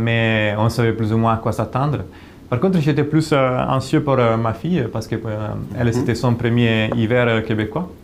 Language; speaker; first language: French; non-native, fluent; Italian